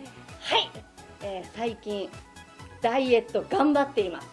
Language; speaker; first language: Japanese; native; Japanese